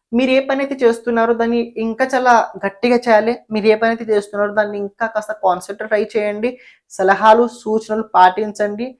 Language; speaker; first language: Telugu; non-native, local second language; Marathi